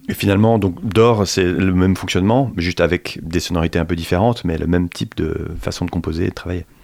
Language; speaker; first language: French; native; French